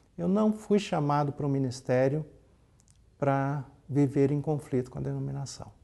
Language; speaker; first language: Portuguese; native; Portuguese